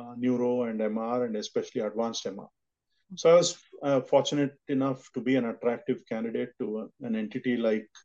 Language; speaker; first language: English; non-native, local second language; Telugu